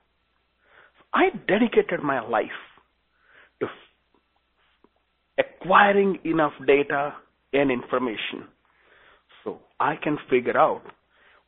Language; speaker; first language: English; non-native, local second language; Gujarati